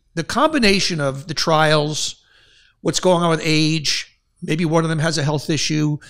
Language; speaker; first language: English; native; English